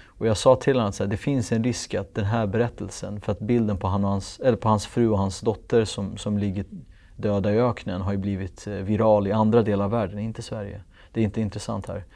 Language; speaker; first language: Swedish; early bilingual, other home language; Kurdish